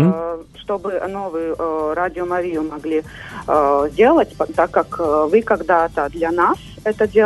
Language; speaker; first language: Russian; non-native, local second language; Latvian